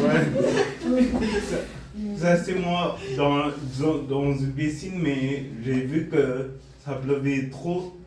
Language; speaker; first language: French; non-native, fluent; Bulgarian